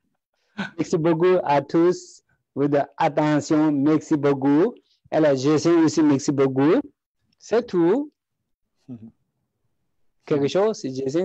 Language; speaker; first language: French; non-native, learner; Tibetan